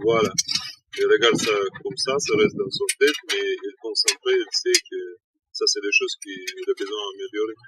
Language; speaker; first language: French; non-native, learner; Russian